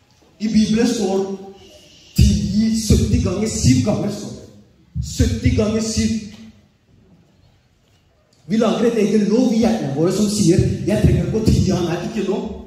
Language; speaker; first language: Norwegian; early bilingual, other home language; Oromo